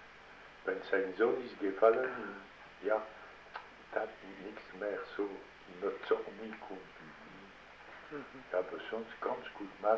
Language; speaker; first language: German; non-native, learner; French